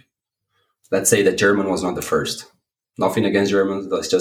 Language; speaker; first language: English; non-native, fluent; Portuguese